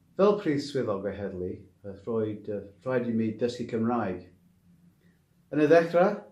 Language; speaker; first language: Welsh; non-native, learner; English